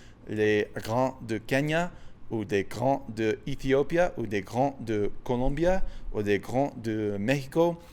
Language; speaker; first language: French; non-native, fluent; English